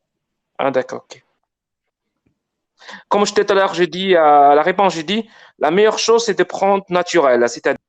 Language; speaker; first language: French; non-native, learner; Arabic